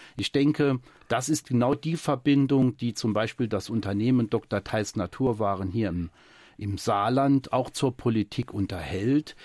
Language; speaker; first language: German; early bilingual, other home language; Italian